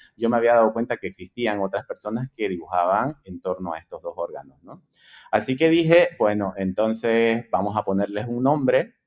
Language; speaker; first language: Spanish; native; Spanish